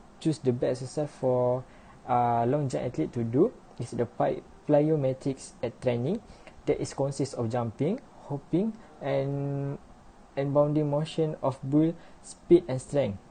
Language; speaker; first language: English; non-native, learner; Malay